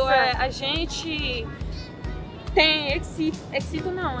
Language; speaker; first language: Portuguese; non-native, fluent; French